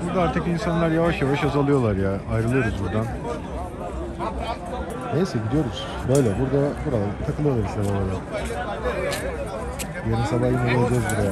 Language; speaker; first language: Turkish; native; Turkish